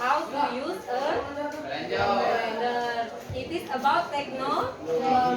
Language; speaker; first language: English; non-native, learner; Indonesian